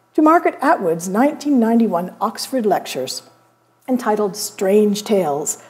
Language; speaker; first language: English; native; English